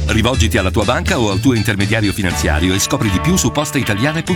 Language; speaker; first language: Italian; native; Italian